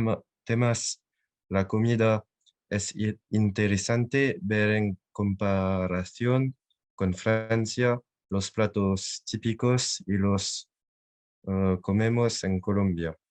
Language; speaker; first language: Spanish; non-native, learner; French